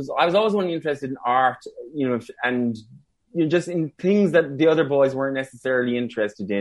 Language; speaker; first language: English; native; English